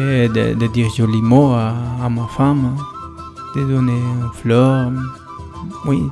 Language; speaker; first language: French; non-native, learner; Spanish